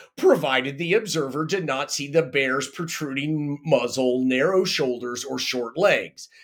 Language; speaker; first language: English; native; English